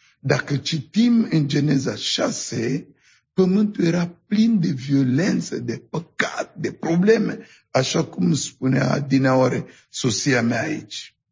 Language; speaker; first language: Romanian; non-native, fluent; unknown